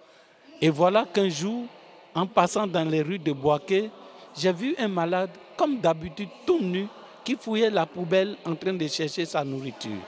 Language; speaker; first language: French; non-native, local second language; Fon